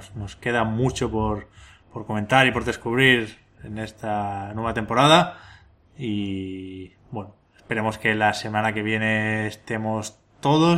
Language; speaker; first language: Spanish; native; Spanish